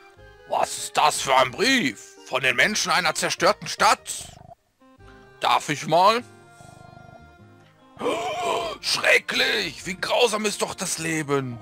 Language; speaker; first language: German; native; German